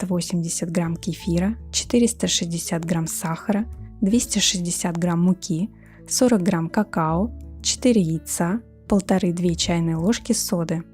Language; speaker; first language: Russian; native; Russian